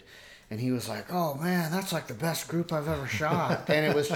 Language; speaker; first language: English; native; English